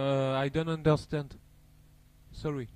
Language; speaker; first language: English; non-native, learner; French